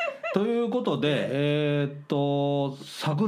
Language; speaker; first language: Japanese; native; Japanese